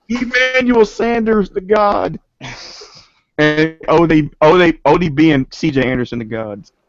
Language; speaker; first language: English; native; English